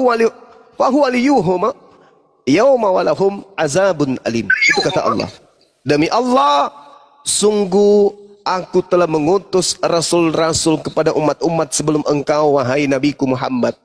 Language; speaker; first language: Indonesian; native; Indonesian